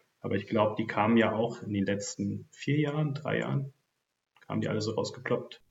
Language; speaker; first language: German; native; German